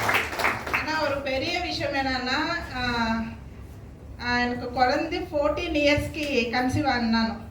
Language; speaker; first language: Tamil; non-native, learner; Telugu